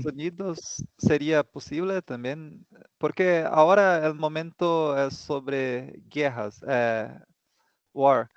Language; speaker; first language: Spanish; non-native, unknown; Portuguese